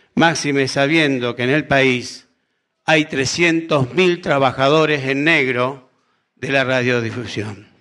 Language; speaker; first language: Spanish; native; Spanish